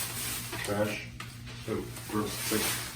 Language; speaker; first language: English; native; English